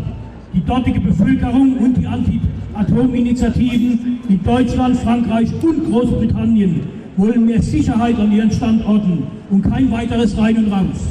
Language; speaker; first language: German; native; German